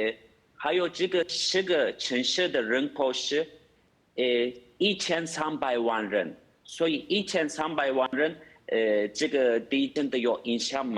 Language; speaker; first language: Chinese; non-native, fluent; Turkish